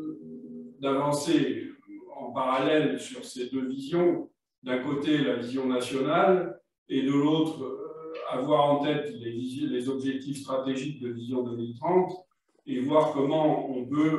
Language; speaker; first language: French; native; French